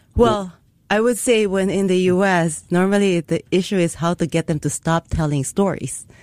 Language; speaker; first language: English; non-native, local second language; Filipino